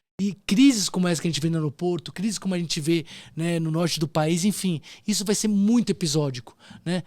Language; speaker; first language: Portuguese; native; Portuguese